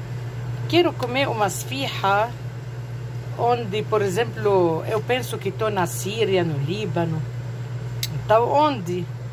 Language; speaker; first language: Portuguese; non-native, fluent; Arabic